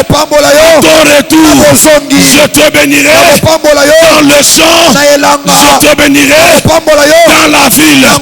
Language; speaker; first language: French; non-native, local second language; Lingala